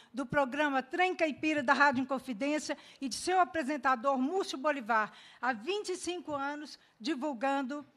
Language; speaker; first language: Portuguese; native; Portuguese